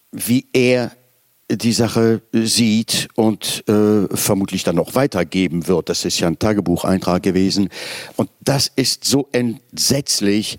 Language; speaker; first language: German; native; German